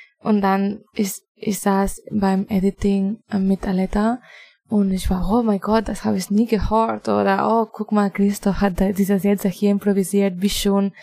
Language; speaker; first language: German; non-native, fluent; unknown